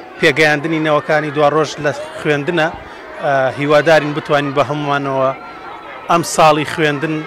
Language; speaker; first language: Central Kurdish; native; Central Kurdish